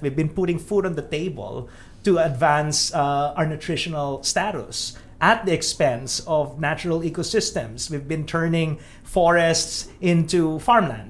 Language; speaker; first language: English; non-native, local second language; Filipino